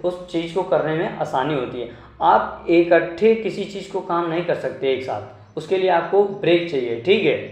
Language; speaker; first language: Hindi; non-native, local second language; Marathi